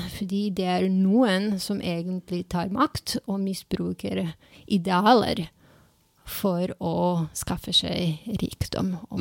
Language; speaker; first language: Norwegian; non-native, fluent; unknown